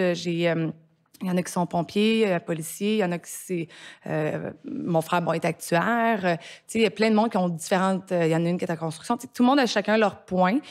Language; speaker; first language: French; native; French